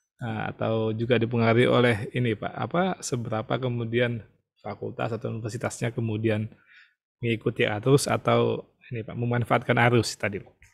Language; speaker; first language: Indonesian; native; Indonesian